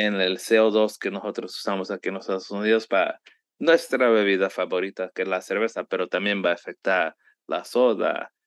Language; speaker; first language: Spanish; early bilingual, heritage; Spanish